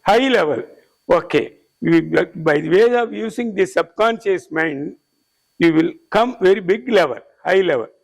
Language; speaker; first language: English; non-native, local second language; Tamil